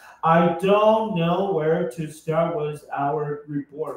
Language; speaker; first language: English; non-native, fluent; Chinese